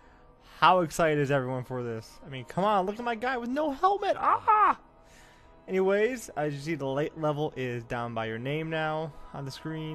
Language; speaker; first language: English; native; English